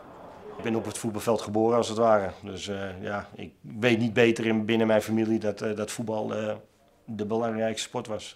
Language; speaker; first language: Dutch; native; Dutch